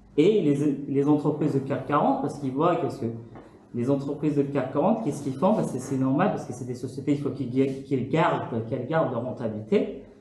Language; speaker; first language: French; non-native, fluent; Turkish